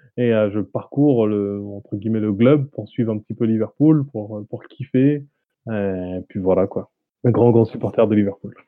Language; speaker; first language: French; native; French